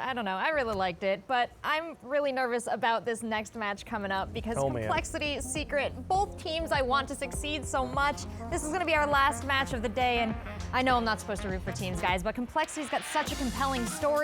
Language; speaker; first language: English; native; English